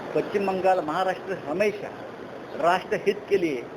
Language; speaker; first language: Hindi; non-native, local second language; Marathi